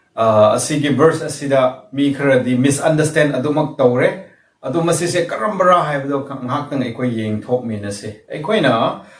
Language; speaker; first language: Manipuri; non-native, local second language; Rongmei Naga